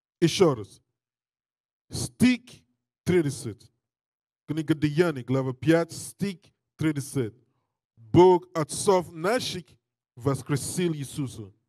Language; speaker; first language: Russian; non-native, learner; English